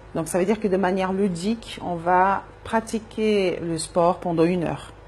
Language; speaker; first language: French; non-native, fluent; Portuguese